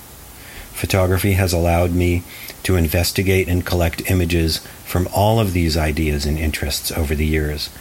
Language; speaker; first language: English; native; English